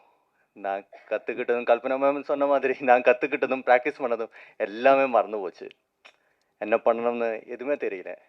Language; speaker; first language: Tamil; non-native, learner; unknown